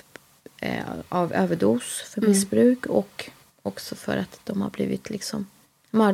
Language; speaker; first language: Swedish; native; Swedish